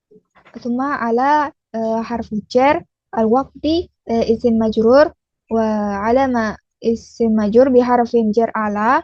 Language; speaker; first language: Arabic; non-native, learner; Indonesian